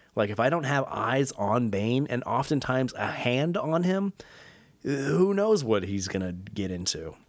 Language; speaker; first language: English; native; English